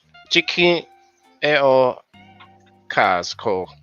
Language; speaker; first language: Portuguese; non-native, learner; English